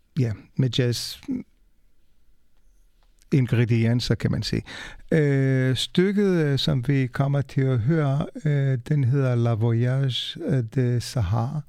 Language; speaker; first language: Danish; non-native, fluent; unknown